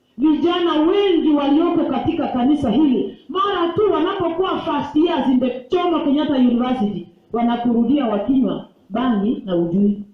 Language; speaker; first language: Swahili; non-native, local second language; Gusii